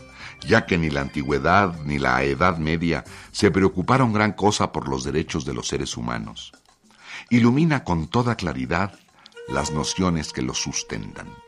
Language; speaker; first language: Spanish; native; Spanish